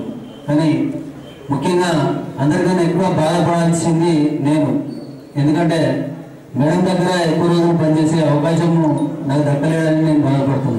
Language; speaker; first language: Telugu; native; Telugu